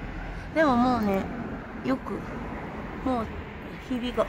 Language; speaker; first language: Japanese; native; Japanese